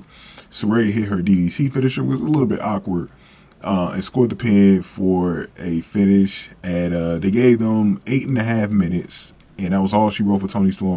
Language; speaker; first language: English; native; English